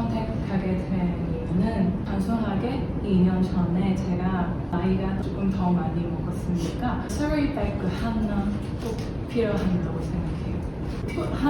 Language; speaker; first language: Korean; non-native, learner; Cantonese